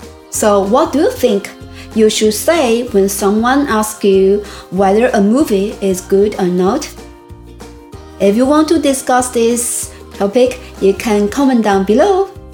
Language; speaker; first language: English; non-native, fluent; Chinese